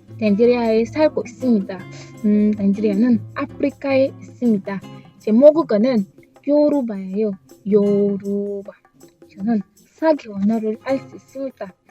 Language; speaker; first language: Korean; non-native, learner; Yoruba